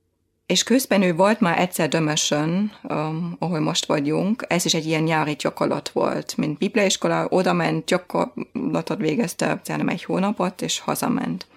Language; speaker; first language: Hungarian; non-native, fluent; German